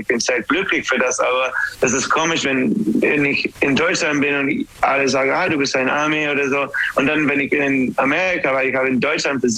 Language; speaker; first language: German; non-native, learner; English